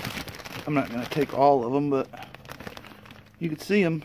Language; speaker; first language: English; native; English